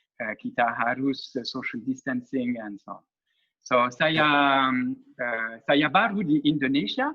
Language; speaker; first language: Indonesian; non-native, learner; French